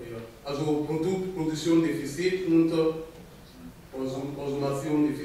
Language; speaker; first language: German; non-native, fluent; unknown